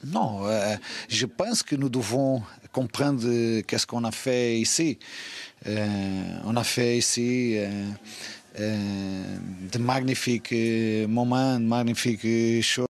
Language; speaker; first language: French; non-native, learner; Portuguese